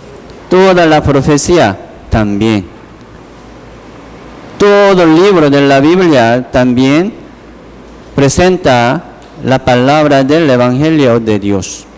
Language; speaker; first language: Spanish; non-native, learner; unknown